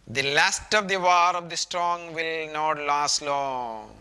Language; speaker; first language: English; non-native, local second language; Malayalam